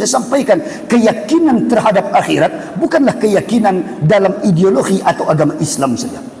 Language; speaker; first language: Malay; non-native, local second language; Buginese